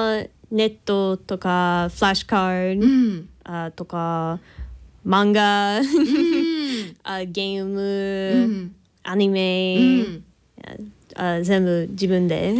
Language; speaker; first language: Japanese; non-native, learner; English